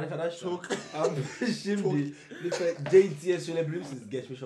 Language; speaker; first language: Turkish; non-native, learner; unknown